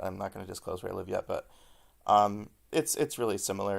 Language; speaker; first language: English; native; English